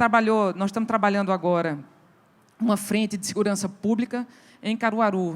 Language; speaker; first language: Portuguese; native; Portuguese